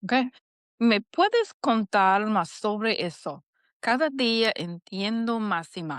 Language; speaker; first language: Spanish; non-native, learner; English